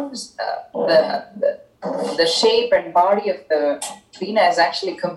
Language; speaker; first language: English; non-native, local second language; Tamil